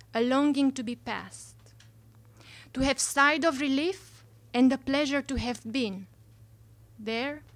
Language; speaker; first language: English; non-native, fluent; Romanian